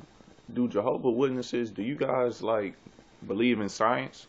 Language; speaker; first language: English; native; English